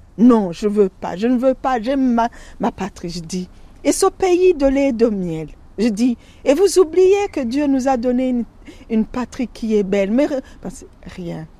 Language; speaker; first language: French; non-native, local second language; Rundi